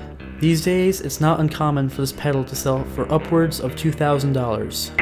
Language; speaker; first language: English; native; English